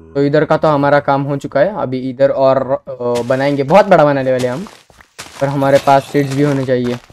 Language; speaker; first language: Hindi; native; Hindi